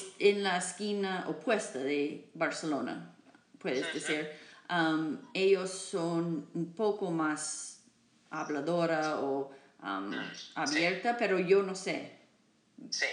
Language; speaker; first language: Spanish; non-native, learner; English